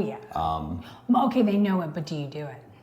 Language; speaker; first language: English; native; English